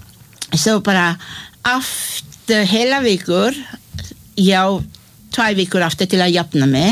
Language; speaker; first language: Icelandic; non-native, learner; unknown